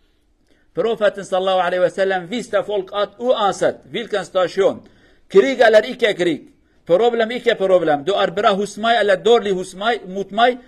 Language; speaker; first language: Swedish; non-native, learner; Kurdish